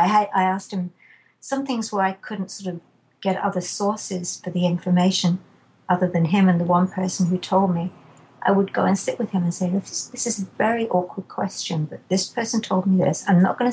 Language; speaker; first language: English; native; English